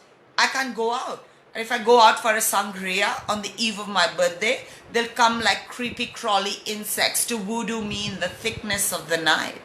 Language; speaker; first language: English; non-native, local second language; Hindi